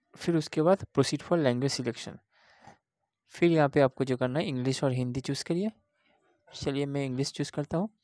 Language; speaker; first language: Hindi; non-native, local second language; Bangla